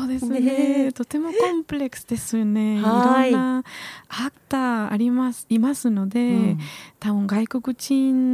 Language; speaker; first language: Japanese; non-native, learner; Spanish